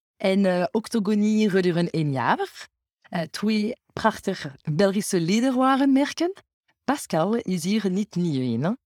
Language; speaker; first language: Dutch; non-native, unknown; French